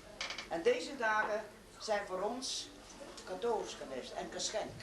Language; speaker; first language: Dutch; non-native, learner; Estonian